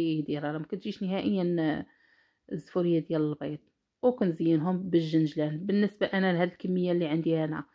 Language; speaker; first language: Arabic; native; Arabic